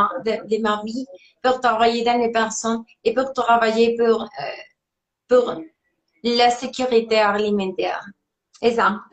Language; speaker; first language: French; non-native, learner; Spanish